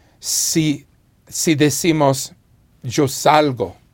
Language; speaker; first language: Spanish; non-native, fluent; English